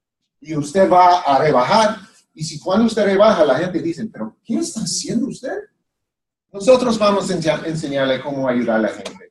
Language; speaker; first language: Spanish; non-native, fluent; English